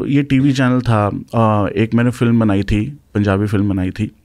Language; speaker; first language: Hindi; native; Hindi